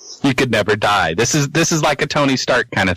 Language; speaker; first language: English; native; English